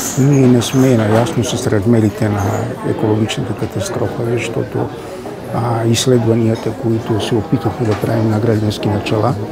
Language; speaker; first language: Bulgarian; native; Bulgarian